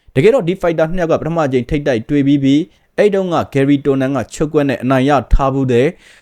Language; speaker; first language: Burmese; native; Burmese